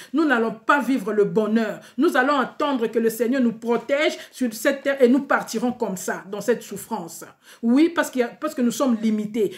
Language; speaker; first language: French; non-native, local second language; Lingala